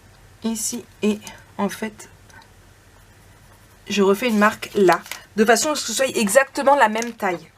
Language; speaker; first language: French; native; French